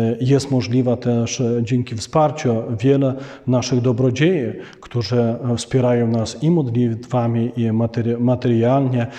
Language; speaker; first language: Polish; non-native, fluent; Ukrainian